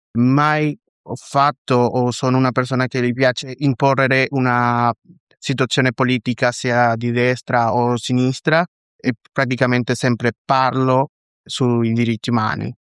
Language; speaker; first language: Italian; non-native, fluent; Spanish